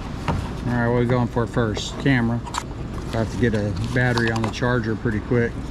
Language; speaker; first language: English; native; English